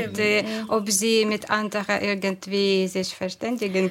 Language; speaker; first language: German; non-native, fluent; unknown